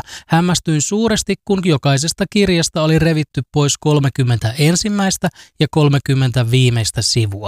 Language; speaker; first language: Finnish; native; Finnish